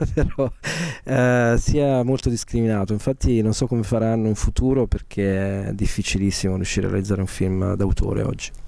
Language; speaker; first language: Italian; native; Italian